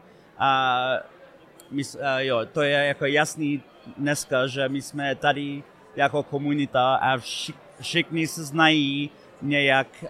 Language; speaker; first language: Czech; non-native, fluent; English